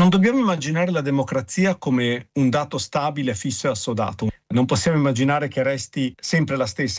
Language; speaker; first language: Italian; native; Italian